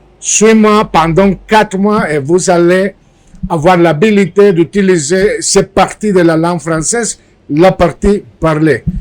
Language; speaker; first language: French; non-native, fluent; Spanish